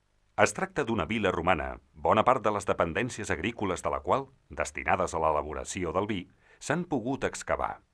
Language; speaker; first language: Catalan; native; Catalan